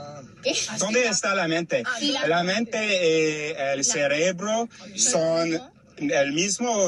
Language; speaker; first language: Spanish; non-native, learner; French